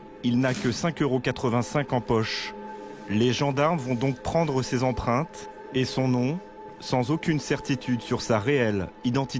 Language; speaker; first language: French; native; French